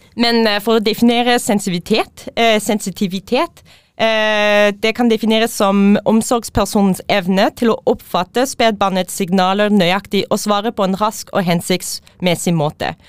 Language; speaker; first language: Norwegian; non-native, fluent; English